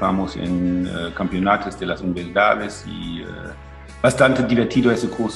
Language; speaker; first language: Spanish; non-native, fluent; German